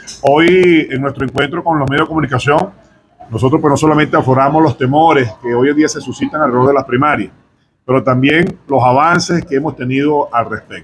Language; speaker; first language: Spanish; native; Spanish